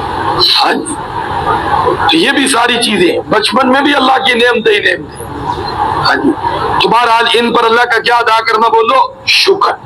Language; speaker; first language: Urdu; native; Urdu